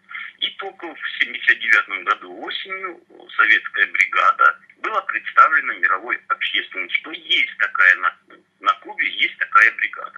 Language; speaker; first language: Russian; native; Russian